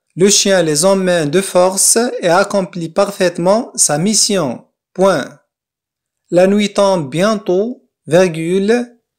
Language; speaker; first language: French; non-native, local second language; Arabic